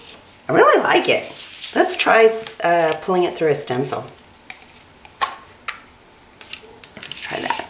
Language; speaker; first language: English; native; English